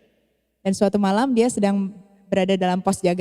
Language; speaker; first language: Indonesian; native; Indonesian